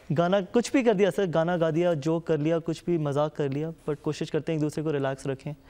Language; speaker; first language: Hindi; native; Hindi